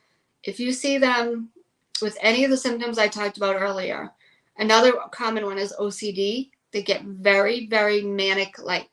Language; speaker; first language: English; native; English